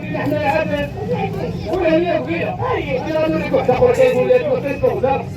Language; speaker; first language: Arabic; native; Arabic